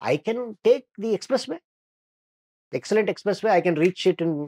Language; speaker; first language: English; non-native, local second language; Kannada